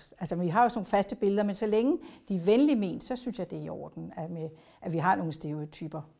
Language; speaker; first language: Danish; native; Danish